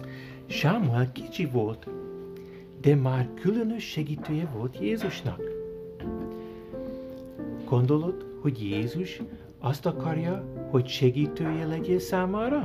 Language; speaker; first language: Hungarian; early bilingual, heritage; Hungarian